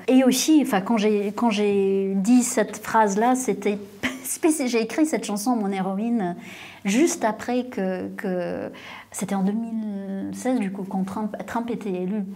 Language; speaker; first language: French; non-native, local second language; English